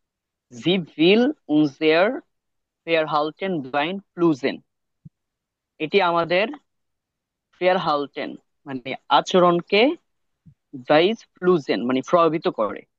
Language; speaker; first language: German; non-native, learner; Bangla